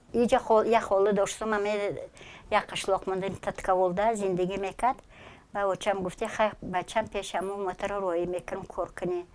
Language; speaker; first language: Tajik; non-native, local second language; Russian